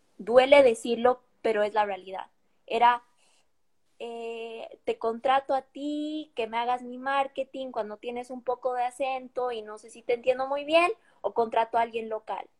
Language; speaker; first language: Spanish; native; Spanish